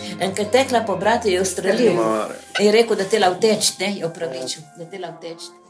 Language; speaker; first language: Slovenian; native; Slovenian